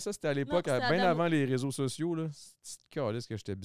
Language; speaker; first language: French; native; French